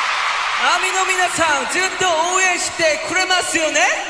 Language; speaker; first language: Japanese; non-native, learner; Korean